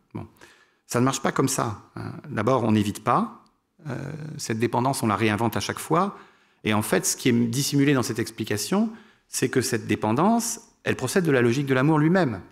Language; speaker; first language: French; native; French